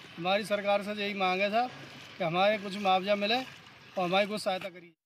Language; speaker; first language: Hindi; native; Hindi